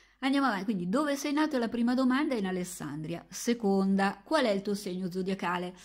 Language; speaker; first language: Italian; native; Italian